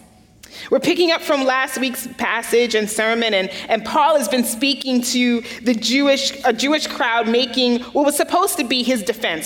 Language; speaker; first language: English; native; English